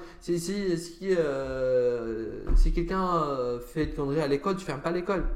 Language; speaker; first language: French; non-native, fluent; Arabic